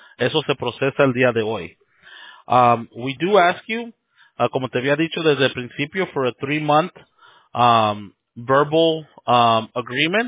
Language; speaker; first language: Spanish; early bilingual, heritage; Spanish